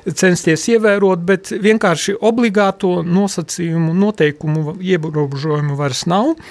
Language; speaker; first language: Latvian; non-native, local second language; Polish